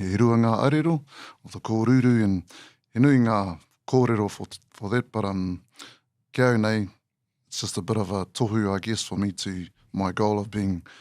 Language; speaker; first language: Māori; non-native, local second language; English